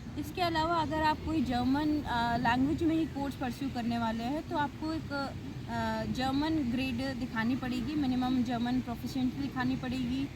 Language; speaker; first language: Hindi; native; Hindi